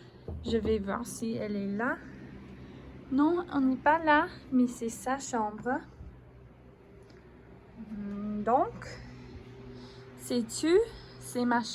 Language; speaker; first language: French; non-native, learner; English